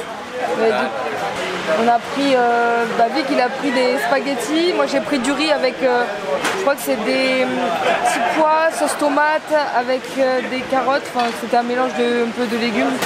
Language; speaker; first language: French; native; French